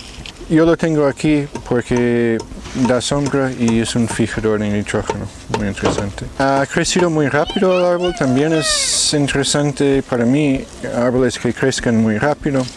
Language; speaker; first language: Spanish; non-native, fluent; English